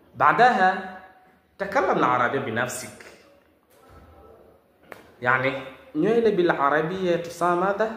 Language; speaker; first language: Arabic; non-native, fluent; Swahili